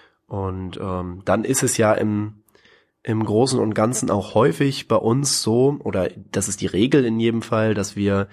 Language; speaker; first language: German; native; German